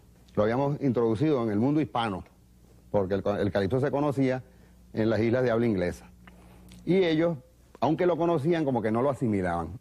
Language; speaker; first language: Spanish; native; Spanish